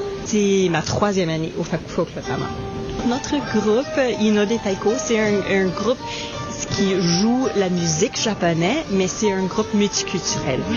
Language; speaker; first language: French; non-native, local second language; English